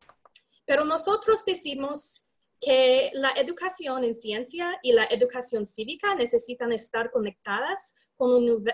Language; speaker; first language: Spanish; non-native, fluent; English